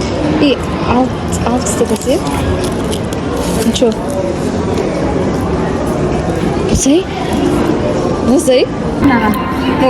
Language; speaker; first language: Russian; non-native, local second language; Kazakh